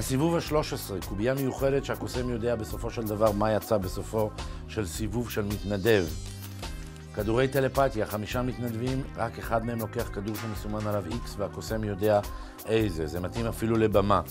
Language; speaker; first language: Hebrew; native; Hebrew